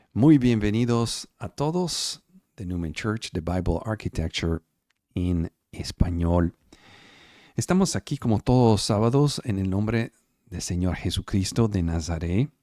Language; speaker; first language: Spanish; non-native, fluent; Italian